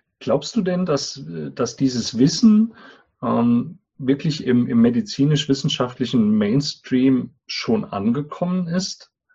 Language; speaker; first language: German; native; German